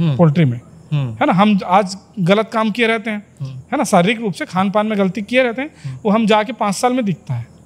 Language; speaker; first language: Hindi; native; Hindi